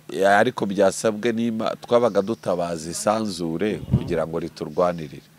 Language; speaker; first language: Kinyarwanda; native; Kinyarwanda